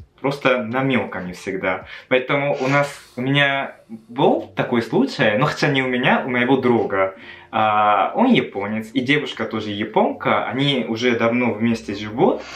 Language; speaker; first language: Russian; non-native, fluent; Japanese